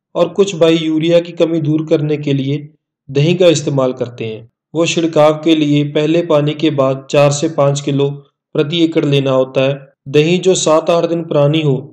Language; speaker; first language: Hindi; non-native, local second language; Punjabi